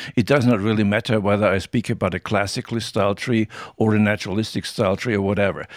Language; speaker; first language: English; non-native, fluent; German